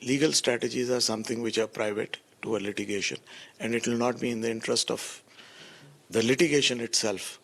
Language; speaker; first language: English; non-native, local second language; Punjabi